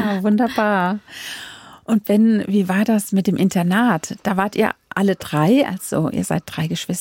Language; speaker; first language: German; native; German